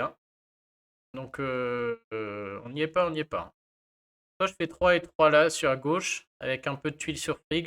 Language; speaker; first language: French; native; French